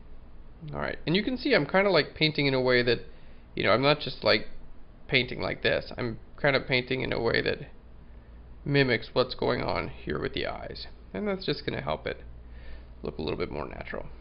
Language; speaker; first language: English; native; English